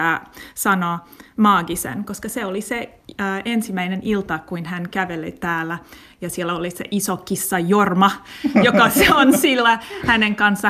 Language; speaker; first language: Finnish; non-native, learner; English